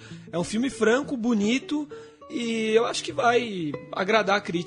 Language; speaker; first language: Portuguese; native; Portuguese